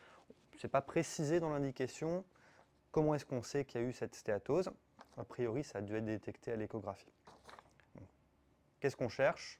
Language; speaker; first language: French; native; French